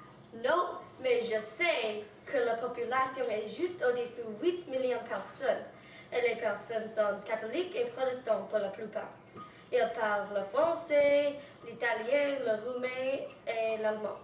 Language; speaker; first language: French; non-native, learner; English